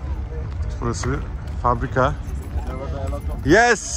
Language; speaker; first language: Turkish; native; Turkish